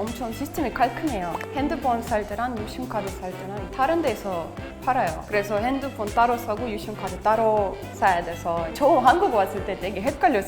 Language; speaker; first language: Korean; non-native, fluent; Russian